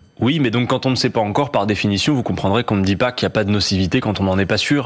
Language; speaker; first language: French; native; French